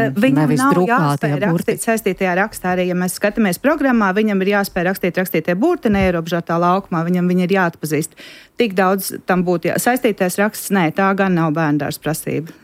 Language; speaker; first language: Latvian; native; Latvian